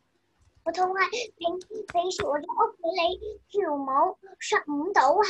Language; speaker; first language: Chinese; early bilingual, other home language; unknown